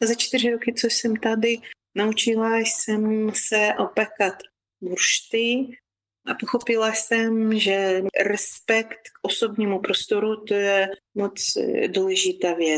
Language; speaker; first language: Czech; non-native, fluent; Ukrainian